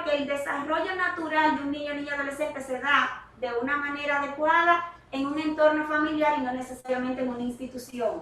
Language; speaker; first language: Spanish; native; Spanish